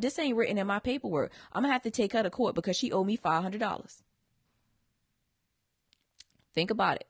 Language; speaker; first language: English; native; English